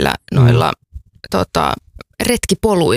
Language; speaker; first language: Finnish; native; Finnish